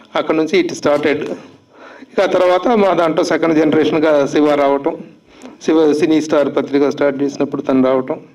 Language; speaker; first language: Telugu; native; Telugu